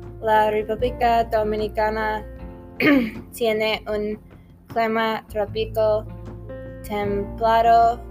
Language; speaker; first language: Spanish; non-native, learner; English